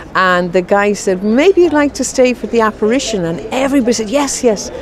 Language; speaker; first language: English; native; English